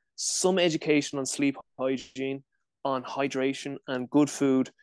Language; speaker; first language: English; native; English